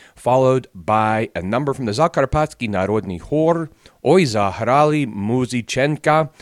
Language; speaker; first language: English; native; English